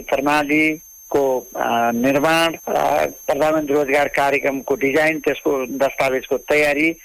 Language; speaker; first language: Nepali; native; Nepali